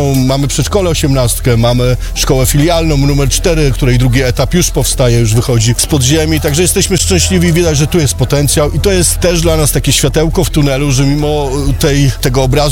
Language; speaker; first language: Polish; native; Polish